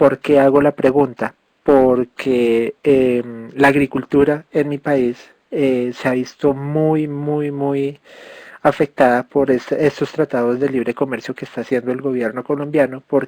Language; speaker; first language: Spanish; native; Spanish